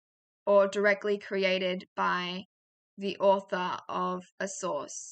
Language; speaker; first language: English; native; English